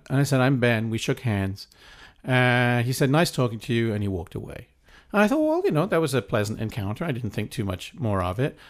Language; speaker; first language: English; native; English